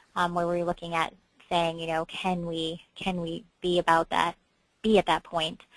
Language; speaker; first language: English; native; English